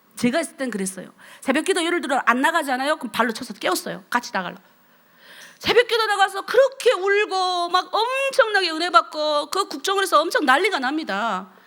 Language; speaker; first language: Korean; native; Korean